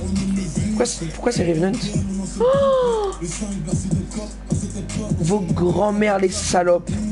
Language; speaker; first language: French; native; French